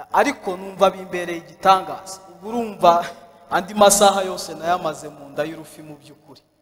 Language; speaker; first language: Kinyarwanda; native; Kinyarwanda